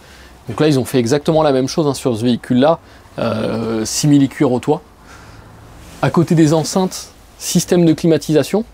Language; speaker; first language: French; native; French